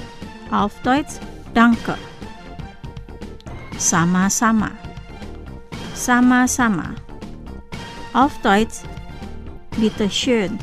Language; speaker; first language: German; non-native, fluent; Indonesian